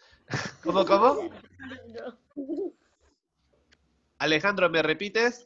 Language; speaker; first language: Spanish; native; Spanish